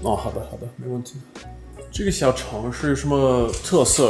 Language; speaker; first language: Chinese; non-native, fluent; English